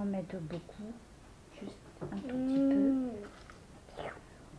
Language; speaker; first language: French; native; French